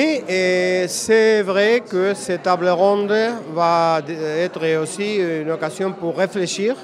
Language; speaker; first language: French; non-native, fluent; Spanish